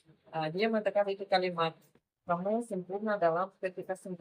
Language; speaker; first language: Indonesian; non-native, learner; Russian